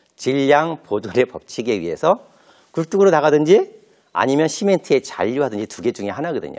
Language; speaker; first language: Korean; native; Korean